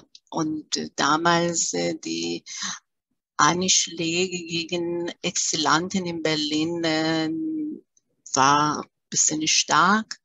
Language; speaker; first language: German; early bilingual, other home language; Persian